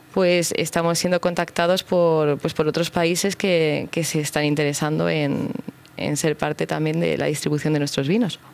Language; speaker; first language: Spanish; native; Spanish